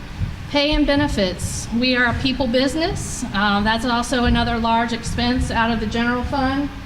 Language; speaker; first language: English; native; English